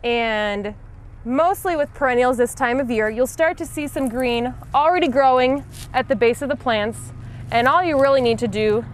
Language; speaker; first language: English; native; English